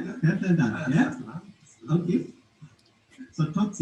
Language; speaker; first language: Dutch; non-native, learner; English